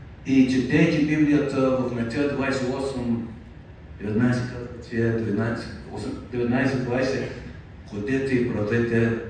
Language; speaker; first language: Bulgarian; non-native, fluent; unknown